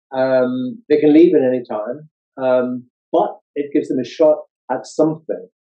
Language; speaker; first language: English; native; English